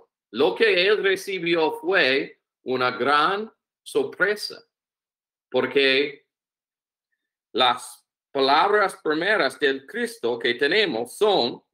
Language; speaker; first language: Spanish; non-native, learner; English